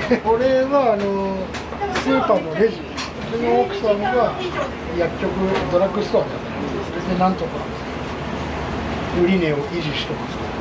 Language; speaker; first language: Japanese; native; Japanese